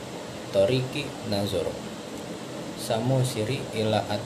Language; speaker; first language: Arabic; non-native, learner; Indonesian